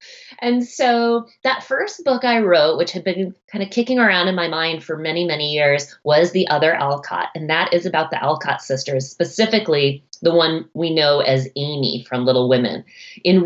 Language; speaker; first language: English; native; English